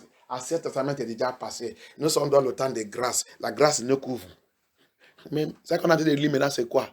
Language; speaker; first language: French; non-native, learner; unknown